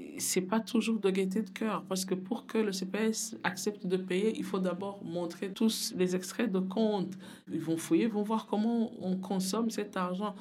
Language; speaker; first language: French; non-native, local second language; Rundi